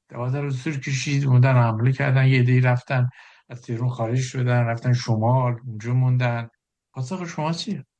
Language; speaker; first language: Persian; native; Persian